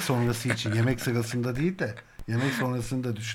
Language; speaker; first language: Turkish; native; Turkish